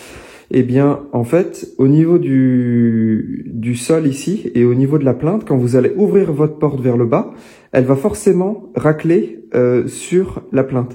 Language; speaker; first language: French; native; French